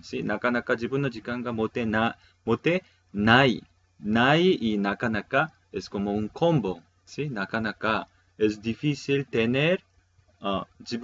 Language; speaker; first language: Spanish; non-native, fluent; Korean